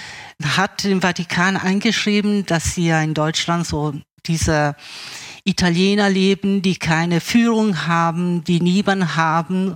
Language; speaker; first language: German; early bilingual, other home language; Italian